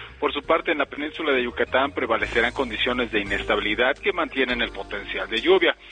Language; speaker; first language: Spanish; native; Spanish